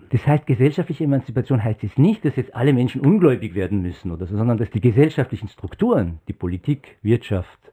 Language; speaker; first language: German; non-native, fluent; Persian